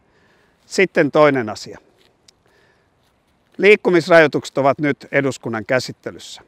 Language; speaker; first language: Finnish; native; Finnish